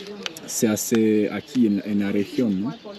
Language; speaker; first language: Spanish; non-native, learner; French